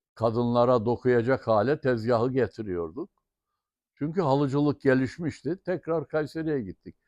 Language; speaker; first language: Turkish; native; Turkish